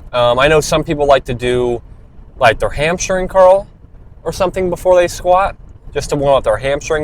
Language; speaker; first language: English; native; English